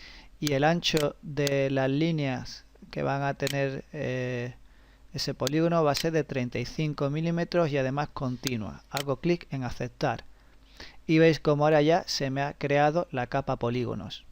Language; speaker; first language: Spanish; native; Spanish